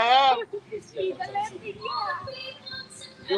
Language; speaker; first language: English; non-native, learner; Thai